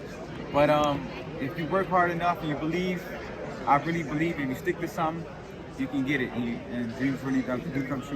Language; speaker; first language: English; native; English